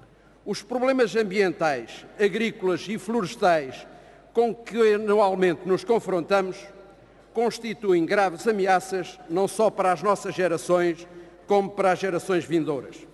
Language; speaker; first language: Portuguese; native; Portuguese